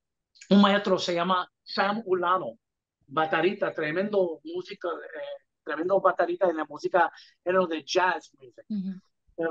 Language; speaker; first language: Spanish; early bilingual, heritage; English